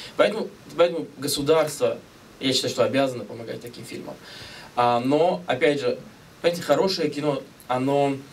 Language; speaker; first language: Russian; native; Russian